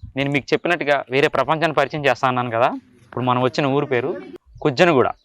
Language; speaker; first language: Telugu; native; Telugu